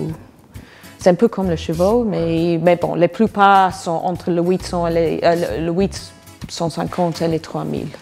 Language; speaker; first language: French; non-native, fluent; English